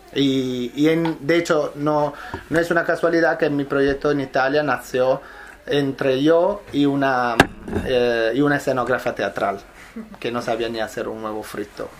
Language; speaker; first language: Spanish; non-native, fluent; Italian